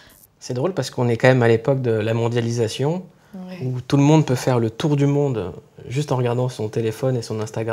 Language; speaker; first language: French; native; French